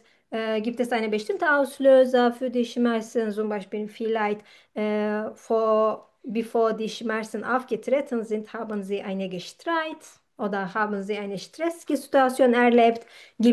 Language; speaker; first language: German; non-native, learner; Turkish